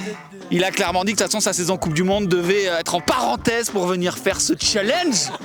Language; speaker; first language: French; native; French